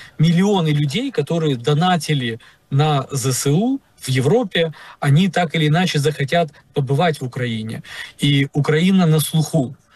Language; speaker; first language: Russian; native; Russian